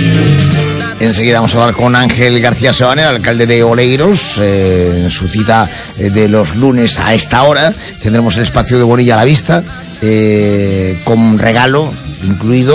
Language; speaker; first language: Spanish; native; Spanish